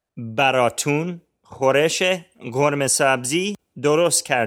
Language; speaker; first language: Persian; non-native, learner; English